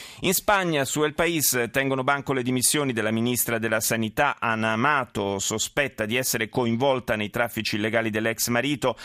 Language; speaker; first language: Italian; native; Italian